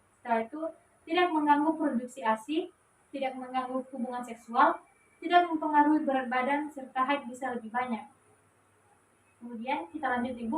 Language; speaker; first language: Indonesian; native; Indonesian